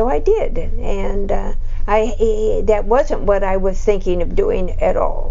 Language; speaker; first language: English; native; English